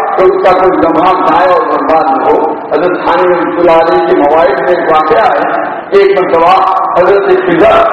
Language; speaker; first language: Urdu; native; Urdu